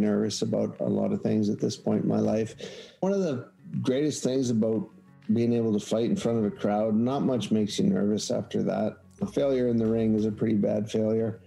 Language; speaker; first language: English; native; English